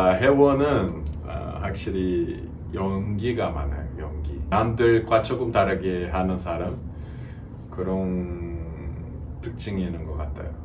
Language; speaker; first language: Korean; non-native, fluent; Portuguese